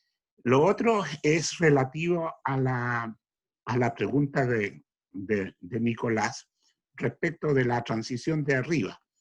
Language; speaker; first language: Spanish; native; Spanish